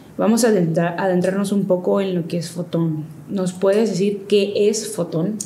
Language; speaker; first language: Spanish; native; Spanish